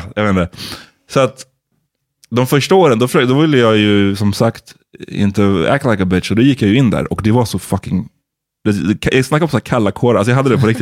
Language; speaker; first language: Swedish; native; Swedish